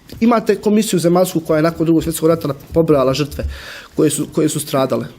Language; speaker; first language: Bosnian; native; Bosnian